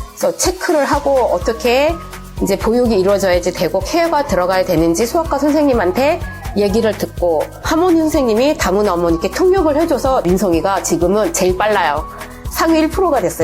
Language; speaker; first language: Korean; native; Korean